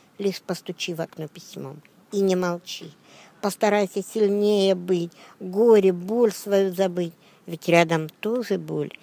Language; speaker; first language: Russian; native; Russian